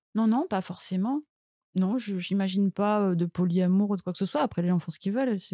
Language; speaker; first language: French; native; French